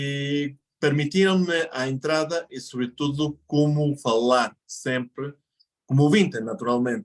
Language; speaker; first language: Portuguese; non-native, fluent; Spanish